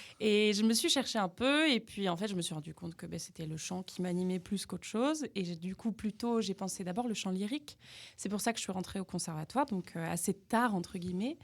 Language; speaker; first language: French; native; French